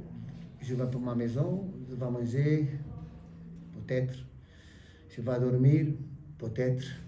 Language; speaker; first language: French; non-native, learner; Portuguese